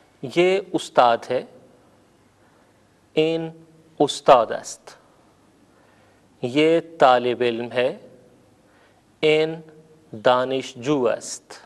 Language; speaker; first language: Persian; non-native, fluent; Urdu